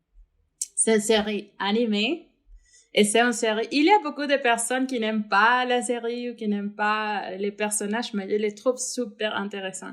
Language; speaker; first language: French; non-native, fluent; Spanish